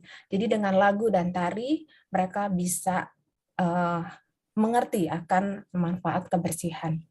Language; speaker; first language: Indonesian; native; Indonesian